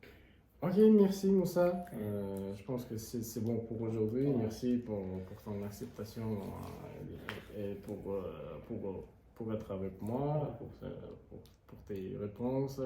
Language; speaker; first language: French; non-native, fluent; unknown